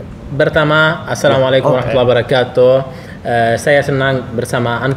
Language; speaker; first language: Indonesian; non-native, learner; Arabic